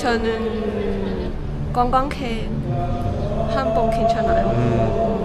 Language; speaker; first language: Korean; non-native, learner; Chinese